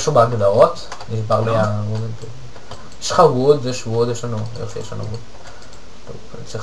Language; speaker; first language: Hebrew; native; Hebrew